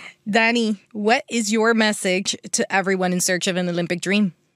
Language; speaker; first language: English; early bilingual, other home language; Spanish